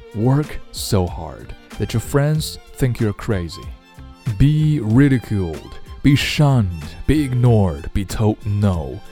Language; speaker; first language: English; non-native, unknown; Chinese